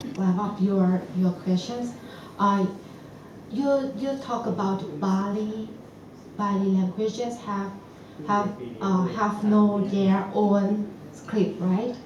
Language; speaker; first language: English; non-native, fluent; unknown